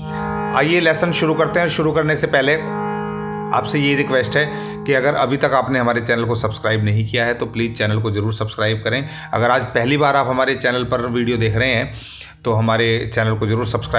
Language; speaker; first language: Hindi; native; Hindi